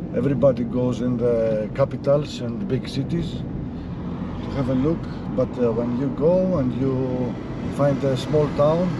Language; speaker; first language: English; non-native, learner; Greek